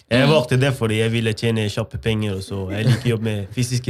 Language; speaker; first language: Norwegian; non-native, fluent; Arabic